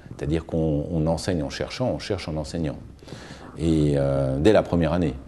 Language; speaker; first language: French; native; French